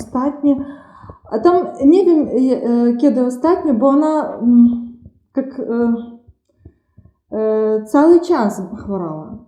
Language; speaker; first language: Polish; non-native, learner; Russian